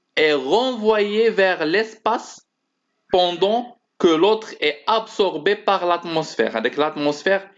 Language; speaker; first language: French; non-native, local second language; Arabic